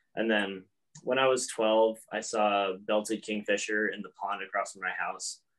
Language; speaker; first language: English; native; English